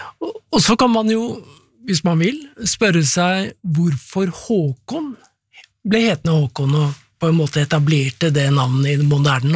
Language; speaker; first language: Norwegian; native; Norwegian